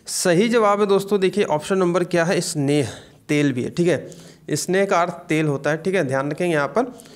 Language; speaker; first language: Hindi; native; Hindi